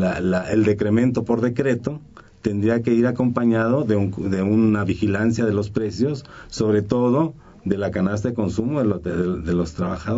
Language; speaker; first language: Spanish; native; Spanish